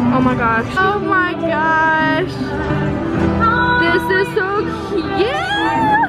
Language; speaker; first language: English; native; English